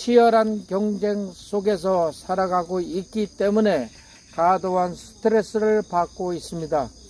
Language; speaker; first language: Korean; native; Korean